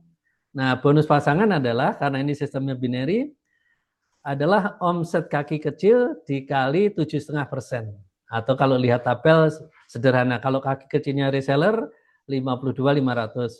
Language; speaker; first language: Indonesian; native; Indonesian